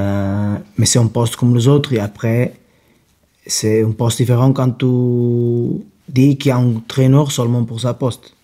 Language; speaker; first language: French; non-native, fluent; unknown